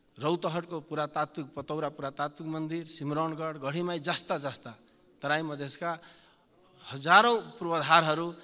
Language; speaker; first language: Nepali; non-native, local second language; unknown